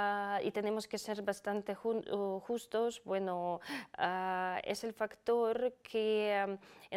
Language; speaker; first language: Spanish; non-native, fluent; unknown